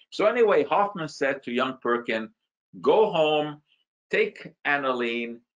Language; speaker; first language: English; non-native, fluent; Hungarian